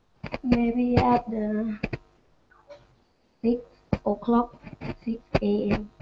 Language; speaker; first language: English; non-native, learner; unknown